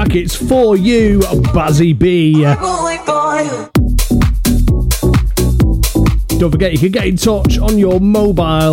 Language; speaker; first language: English; native; English